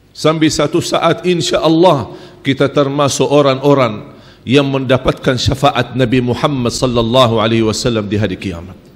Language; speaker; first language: Malay; non-native, fluent; Arabic